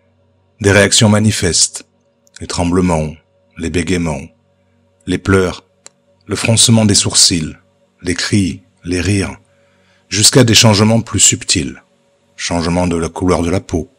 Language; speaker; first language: French; native; French